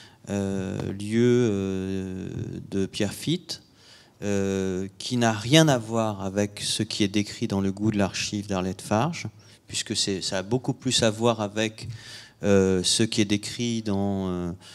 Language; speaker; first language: French; native; French